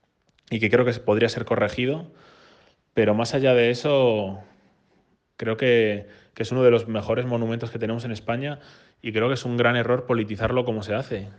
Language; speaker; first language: Spanish; native; Spanish